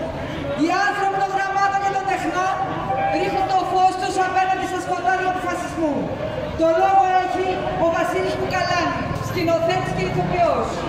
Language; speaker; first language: Greek; native; Greek